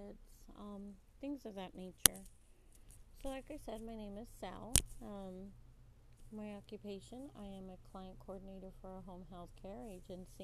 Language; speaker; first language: English; native; English